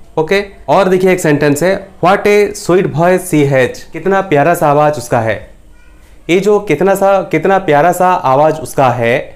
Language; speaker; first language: Hindi; non-native, local second language; Bangla